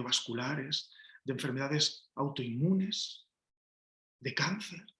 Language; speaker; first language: Spanish; native; Spanish